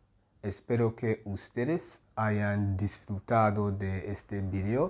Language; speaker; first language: Spanish; non-native, fluent; English